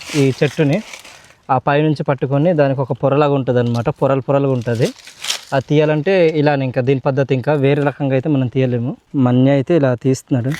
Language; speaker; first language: Telugu; non-native, local second language; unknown